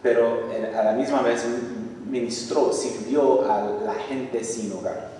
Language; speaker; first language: Spanish; non-native, fluent; English